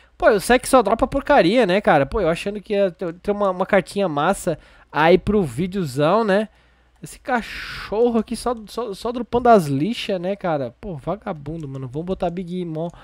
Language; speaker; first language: Portuguese; native; Portuguese